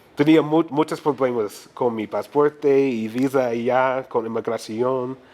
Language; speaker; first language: Spanish; non-native, learner; English